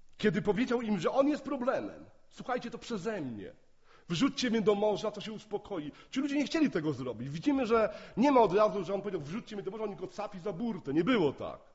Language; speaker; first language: Polish; native; Polish